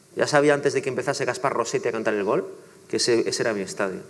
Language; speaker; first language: Spanish; native; Spanish